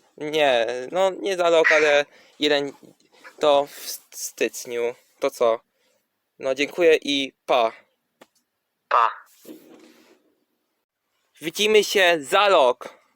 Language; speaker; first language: Polish; non-native, learner; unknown